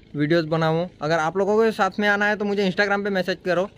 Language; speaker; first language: Hindi; non-native, local second language; Gujarati